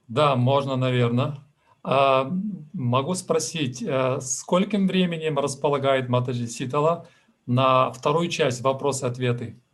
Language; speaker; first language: Russian; native; Russian